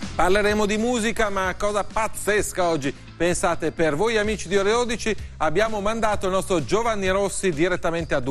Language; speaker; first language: Italian; native; Italian